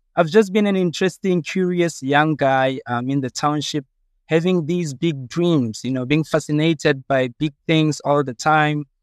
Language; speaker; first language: English; non-native, local second language; Southern Sotho